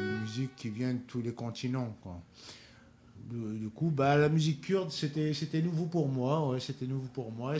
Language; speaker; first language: French; non-native, local second language; Kabyle